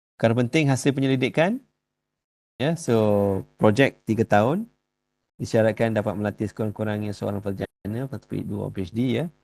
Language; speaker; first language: Malay; native; Malay